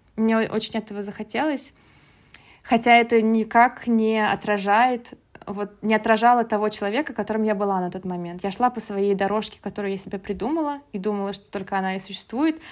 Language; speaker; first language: Russian; native; Russian